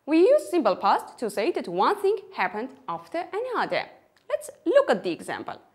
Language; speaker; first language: English; non-native, fluent; Armenian